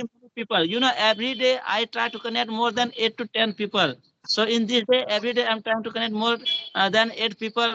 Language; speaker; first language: English; non-native, learner; Hindi